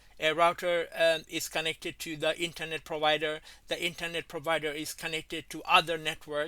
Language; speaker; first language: English; non-native, fluent; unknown